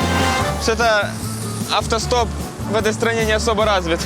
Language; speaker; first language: Russian; native; Russian